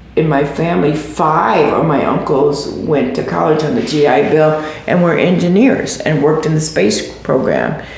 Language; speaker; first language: English; native; English